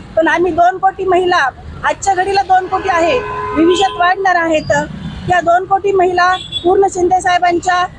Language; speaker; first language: Marathi; native; Marathi